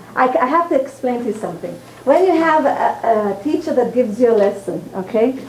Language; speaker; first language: English; non-native, fluent; Hebrew